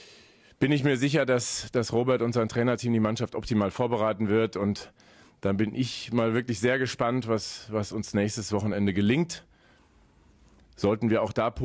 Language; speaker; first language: German; native; German